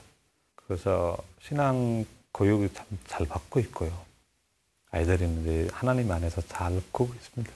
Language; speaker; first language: Korean; non-native, fluent; Nepali